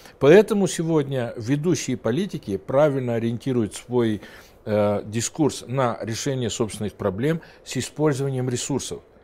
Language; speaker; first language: Russian; non-native, local second language; Romanian